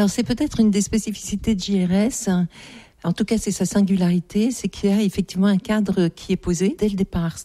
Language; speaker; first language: French; native; French